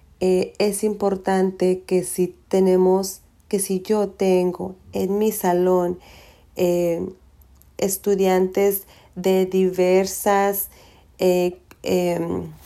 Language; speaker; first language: Spanish; early bilingual, heritage; Spanish